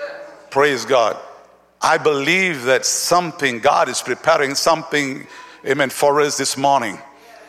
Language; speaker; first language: English; non-native, local second language; Tamil